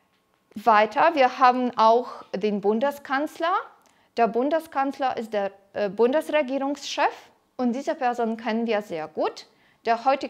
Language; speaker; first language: German; non-native, fluent; Polish